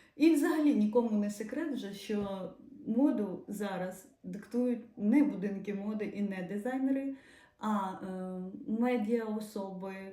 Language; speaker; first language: Ukrainian; non-native, local second language; Russian